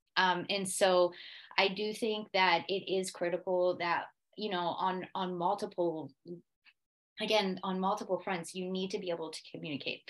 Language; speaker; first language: English; native; English